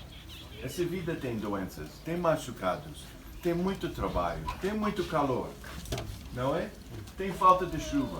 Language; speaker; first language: Portuguese; non-native, fluent; English